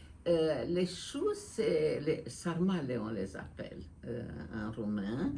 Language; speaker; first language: French; non-native, fluent; Romanian